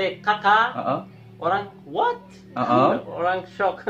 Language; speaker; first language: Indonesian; non-native, learner; Turkish